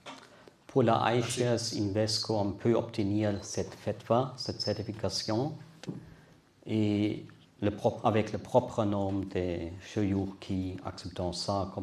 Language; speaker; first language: French; non-native, learner; German